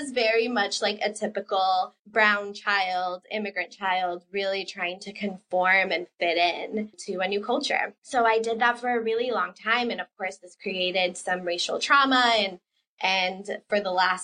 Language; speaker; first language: English; early bilingual, other home language; Spanish